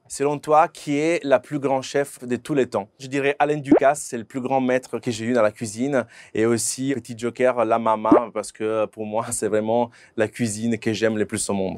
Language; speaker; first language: French; non-native, fluent; Italian